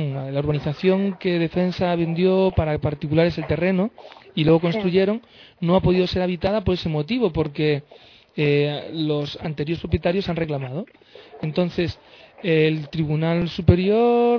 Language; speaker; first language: Spanish; native; Spanish